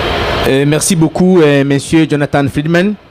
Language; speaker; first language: French; non-native, local second language; Kinyarwanda